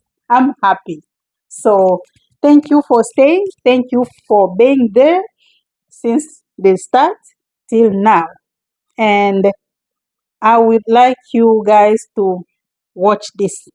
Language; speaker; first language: English; non-native, fluent; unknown